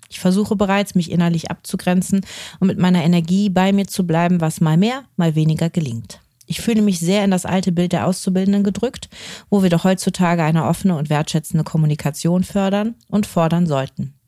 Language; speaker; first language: German; native; German